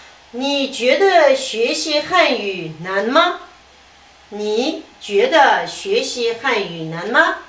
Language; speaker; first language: Chinese; non-native, fluent; Kazakh